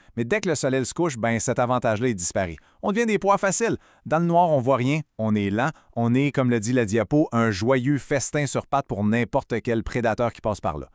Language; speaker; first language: French; native; French